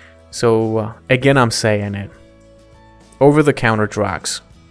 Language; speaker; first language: English; non-native, fluent; Persian